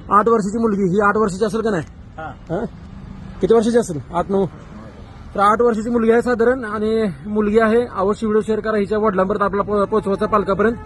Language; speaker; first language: Marathi; native; Marathi